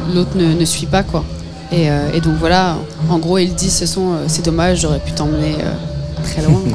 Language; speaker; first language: French; native; French